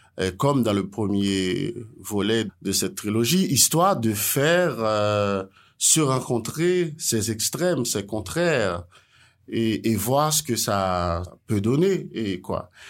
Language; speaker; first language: French; non-native, local second language; Haitian Creole